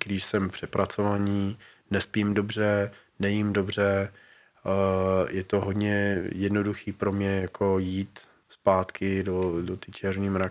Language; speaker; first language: Czech; non-native, fluent; English